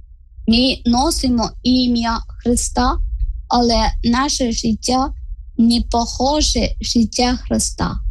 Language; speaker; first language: Ukrainian; non-native, learner; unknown